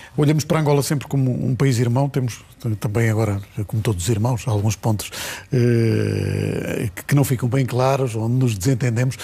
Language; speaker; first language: Portuguese; native; Portuguese